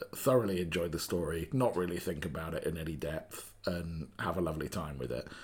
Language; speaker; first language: English; native; English